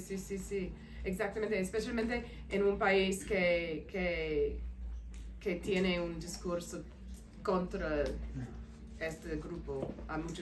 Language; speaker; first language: Spanish; non-native, fluent; English